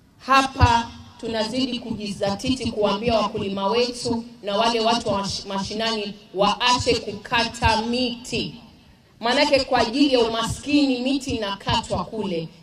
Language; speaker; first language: Swahili; native; Swahili